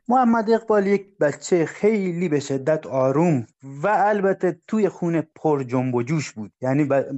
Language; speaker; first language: Persian; non-native, local second language; Baluchi